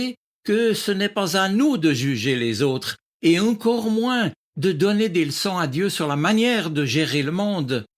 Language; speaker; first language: French; native; French